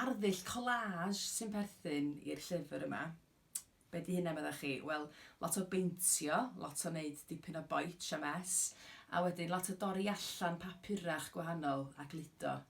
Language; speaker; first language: Welsh; native; Welsh